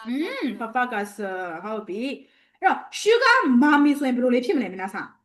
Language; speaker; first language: Japanese; non-native, fluent; Burmese